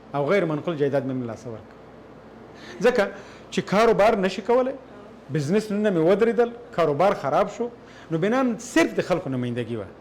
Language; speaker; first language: Pashto; native; Pashto